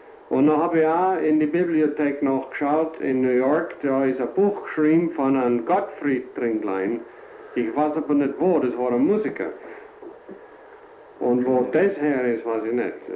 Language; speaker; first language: German; early bilingual, heritage; German